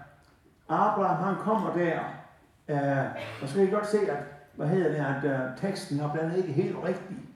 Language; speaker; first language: Danish; native; Danish